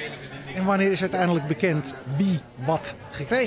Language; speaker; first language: Dutch; native; Dutch